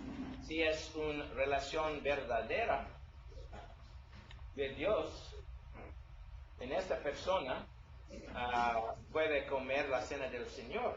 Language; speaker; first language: Spanish; non-native, learner; English